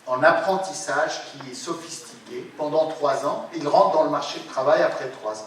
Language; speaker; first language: French; non-native, local second language; Arabic